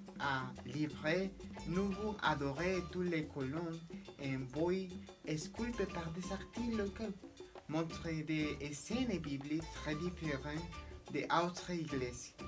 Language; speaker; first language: French; non-native, learner; Spanish